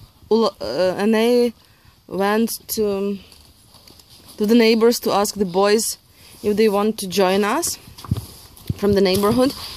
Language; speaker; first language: English; non-native, fluent; Ukrainian